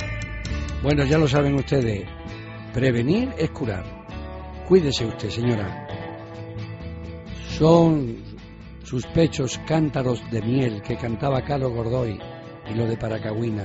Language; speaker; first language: Spanish; native; Spanish